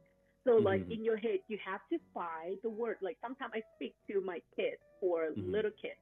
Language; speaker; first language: English; non-native, fluent; Thai